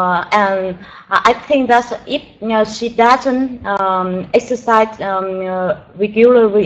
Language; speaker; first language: English; non-native, learner; Vietnamese